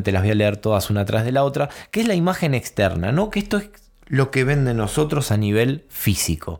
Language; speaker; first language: Spanish; native; Spanish